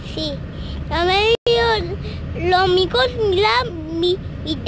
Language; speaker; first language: Spanish; early bilingual, heritage; Spanish